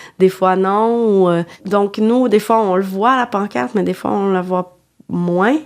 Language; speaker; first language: French; non-native, fluent; Portuguese